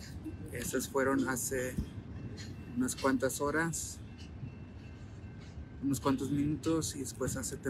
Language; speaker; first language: Spanish; early bilingual, heritage; Spanish